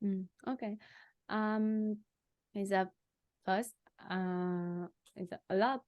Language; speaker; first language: English; non-native, learner; Vietnamese